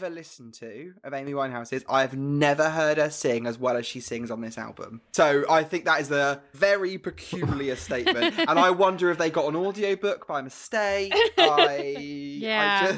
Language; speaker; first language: English; native; English